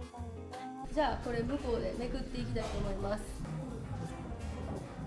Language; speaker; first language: Japanese; native; Japanese